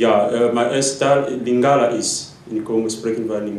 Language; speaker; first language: Dutch; non-native, learner; Lingala